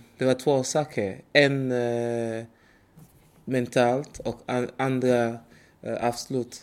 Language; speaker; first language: Swedish; non-native, learner; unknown